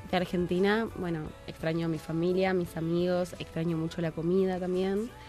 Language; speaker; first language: Spanish; native; Spanish